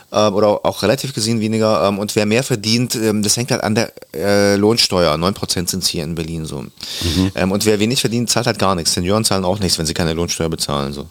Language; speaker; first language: German; early bilingual, other home language; Russian